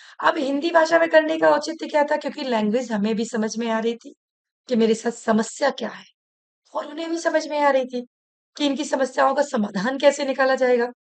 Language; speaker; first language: Hindi; native; Hindi